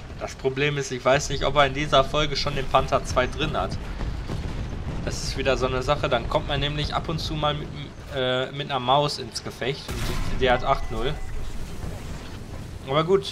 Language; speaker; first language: German; native; German